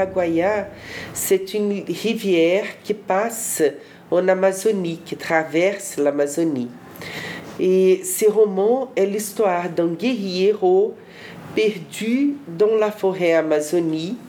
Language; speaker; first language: French; non-native, fluent; Portuguese